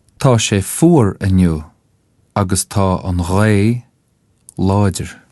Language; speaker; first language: Irish; non-native, local second language; English